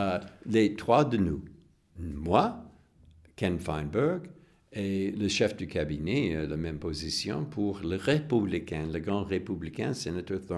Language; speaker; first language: French; non-native, fluent; English